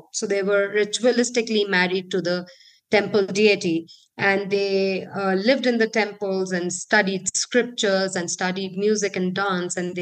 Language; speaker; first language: English; non-native, local second language; Hindi